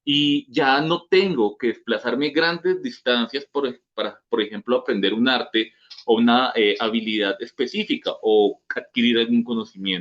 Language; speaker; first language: Spanish; native; Spanish